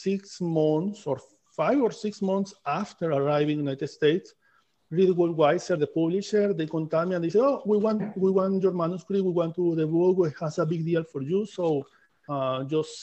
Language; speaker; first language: English; non-native, fluent; Spanish